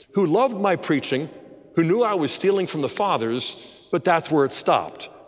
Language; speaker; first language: English; native; English